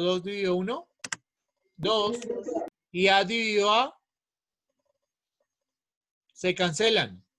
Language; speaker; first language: Spanish; native; Spanish